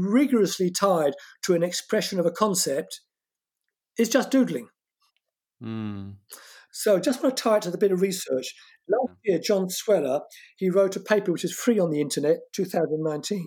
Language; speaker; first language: English; non-native, fluent; French